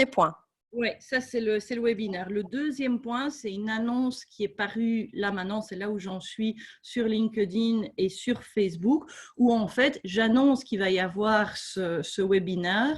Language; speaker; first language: French; native; French